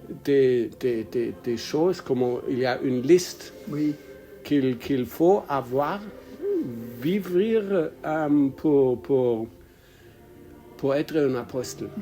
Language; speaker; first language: French; non-native, learner; English